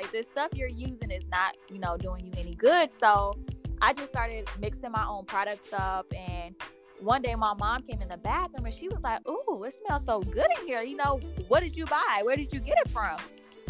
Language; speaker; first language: English; native; English